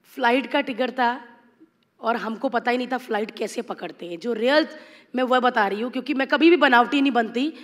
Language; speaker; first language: Hindi; native; Hindi